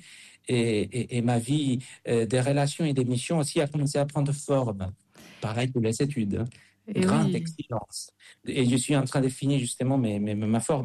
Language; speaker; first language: French; non-native, fluent; Spanish